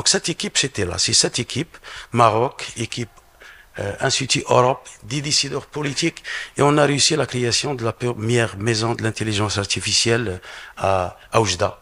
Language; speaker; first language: French; non-native, local second language; Arabic